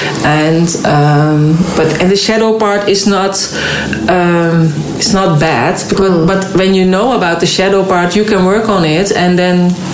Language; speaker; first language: English; non-native, fluent; Dutch